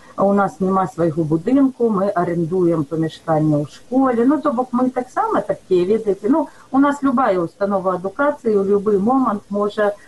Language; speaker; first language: Belarusian; native; Belarusian